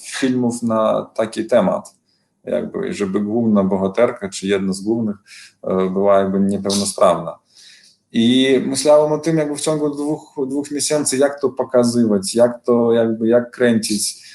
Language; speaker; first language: Polish; non-native, learner; Belarusian